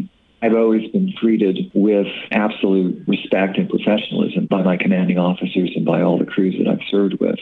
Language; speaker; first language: English; native; English